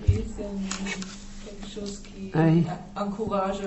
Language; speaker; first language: French; non-native, fluent; German